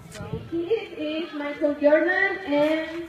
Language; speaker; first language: English; non-native, learner; Spanish